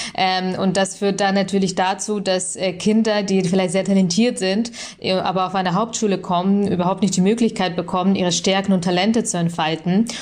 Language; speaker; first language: German; early bilingual, other home language; Russian